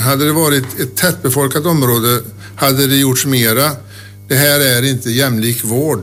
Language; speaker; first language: Swedish; native; Swedish